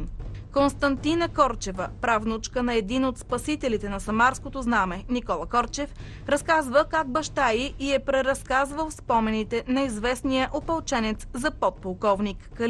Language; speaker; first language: Bulgarian; native; Bulgarian